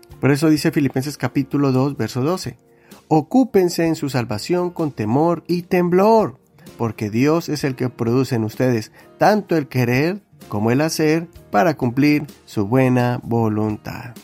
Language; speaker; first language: Spanish; native; Spanish